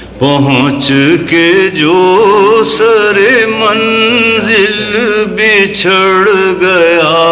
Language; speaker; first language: Urdu; native; Urdu